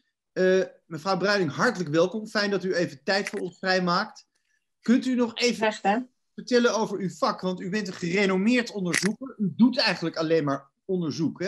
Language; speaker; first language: Dutch; native; Dutch